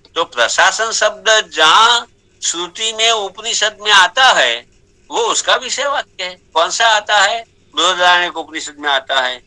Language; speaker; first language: Hindi; non-native, local second language; Gujarati